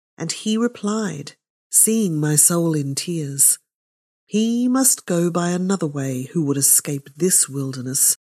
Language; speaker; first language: English; native; English